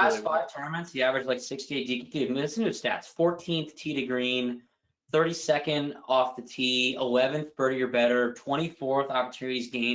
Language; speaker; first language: English; native; English